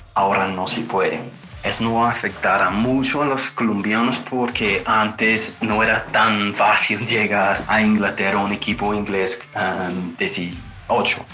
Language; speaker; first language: Spanish; non-native, fluent; English